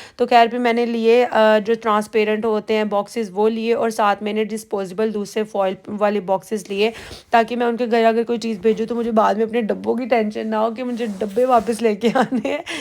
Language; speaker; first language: Urdu; native; Urdu